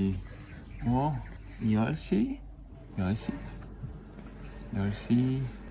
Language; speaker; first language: Korean; non-native, learner; English